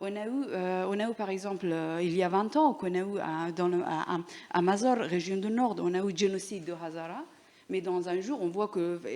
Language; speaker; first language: French; non-native, learner; Persian